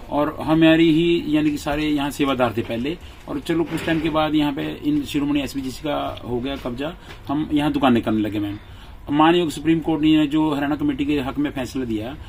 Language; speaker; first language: Hindi; non-native, local second language; Punjabi